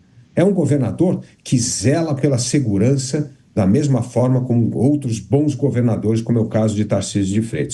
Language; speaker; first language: Portuguese; native; Portuguese